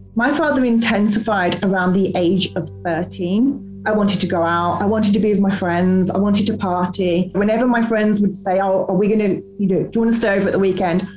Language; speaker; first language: English; native; English